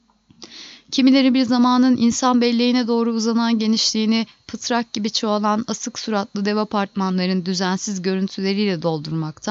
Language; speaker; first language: Turkish; native; Turkish